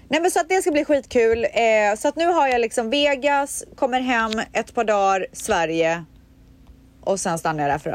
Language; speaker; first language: Swedish; native; Swedish